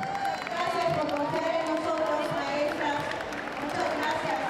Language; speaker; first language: Spanish; native; Spanish